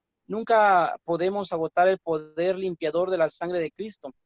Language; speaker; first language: Spanish; native; Spanish